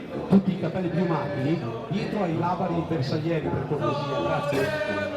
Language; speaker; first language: Italian; native; Italian